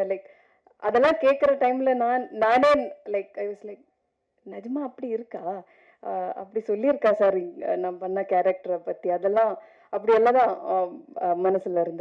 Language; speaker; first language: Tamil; non-native, fluent; Malayalam